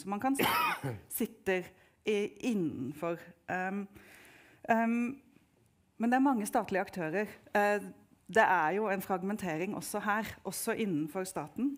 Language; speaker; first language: Norwegian; native; Norwegian